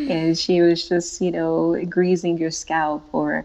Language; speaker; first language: English; native; English